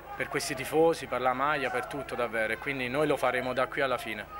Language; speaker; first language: Italian; native; Italian